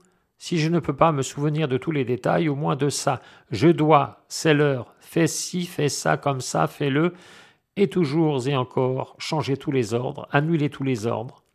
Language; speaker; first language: French; native; French